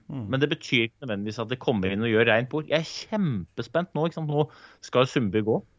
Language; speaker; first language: Norwegian; native; Norwegian